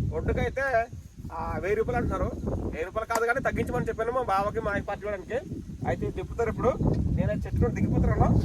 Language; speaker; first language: Telugu; non-native, local second language; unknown